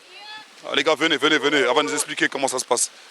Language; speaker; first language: French; native; French